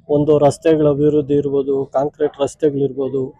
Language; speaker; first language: Kannada; native; Kannada